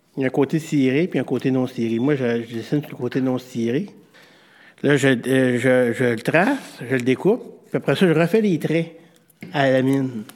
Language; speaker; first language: French; native; French